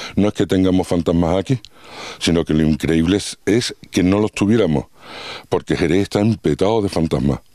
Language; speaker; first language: Spanish; native; Spanish